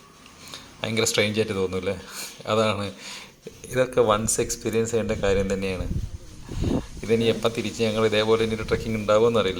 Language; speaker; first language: Malayalam; native; Malayalam